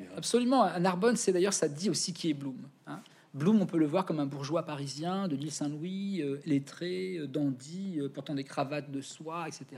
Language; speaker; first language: French; native; French